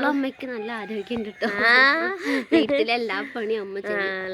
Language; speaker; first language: Malayalam; early bilingual, other home language; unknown